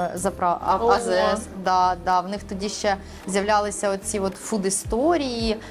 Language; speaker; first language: Ukrainian; early bilingual, other home language; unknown